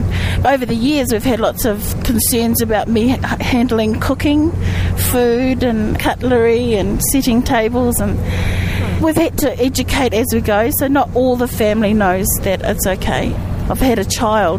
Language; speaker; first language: English; native; English